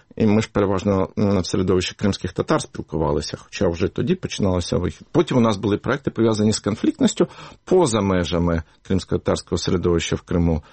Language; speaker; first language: Ukrainian; native; Ukrainian